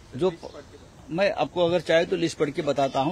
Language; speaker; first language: Hindi; non-native, local second language; Marathi